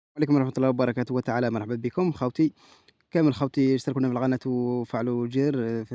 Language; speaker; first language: Arabic; native; Arabic